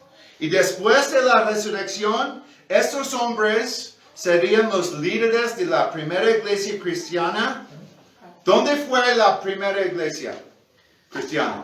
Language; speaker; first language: Spanish; non-native, fluent; English